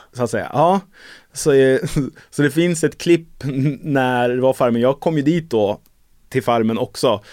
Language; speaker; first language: Swedish; native; Swedish